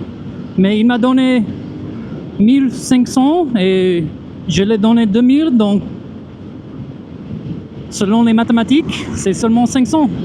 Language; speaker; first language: French; non-native, fluent; English